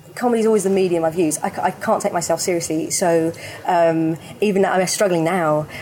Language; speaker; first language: English; native; English